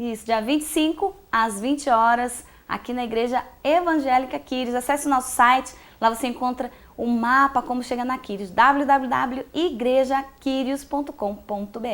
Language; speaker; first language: Portuguese; native; Portuguese